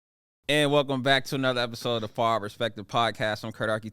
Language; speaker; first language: English; native; English